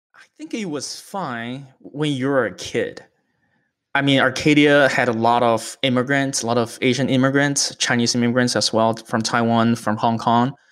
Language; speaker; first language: English; early bilingual, other home language; Chinese